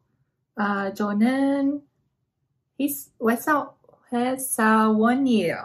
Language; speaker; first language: Korean; non-native, learner; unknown